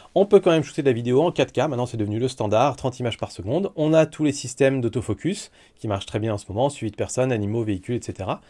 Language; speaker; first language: French; native; French